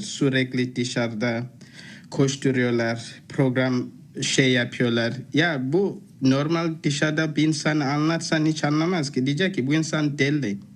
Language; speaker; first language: Turkish; non-native, fluent; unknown